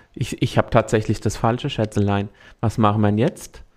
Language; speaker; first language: German; early bilingual, other home language; Spanish